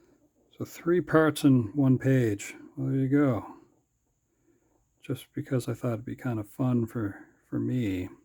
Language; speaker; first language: English; native; English